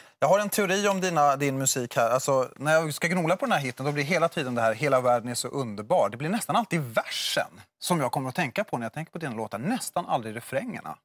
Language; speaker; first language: Swedish; native; Swedish